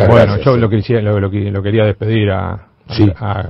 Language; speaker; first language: Spanish; native; Spanish